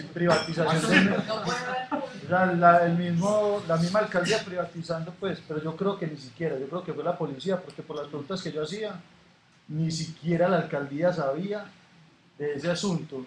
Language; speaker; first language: Spanish; native; Spanish